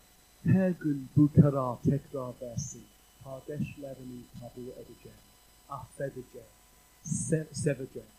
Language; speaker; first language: Turkish; non-native, fluent; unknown